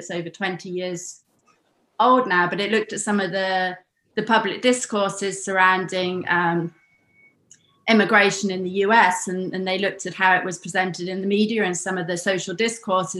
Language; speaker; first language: English; native; English